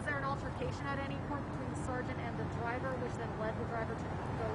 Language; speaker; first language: English; native; English